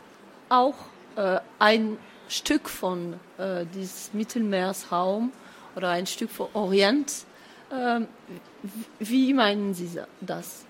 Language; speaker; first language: German; non-native, fluent; French